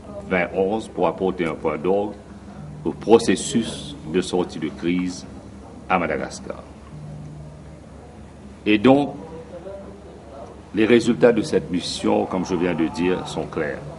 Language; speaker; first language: French; non-native, local second language; Morisyen